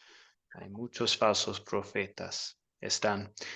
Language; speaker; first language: Spanish; non-native, fluent; English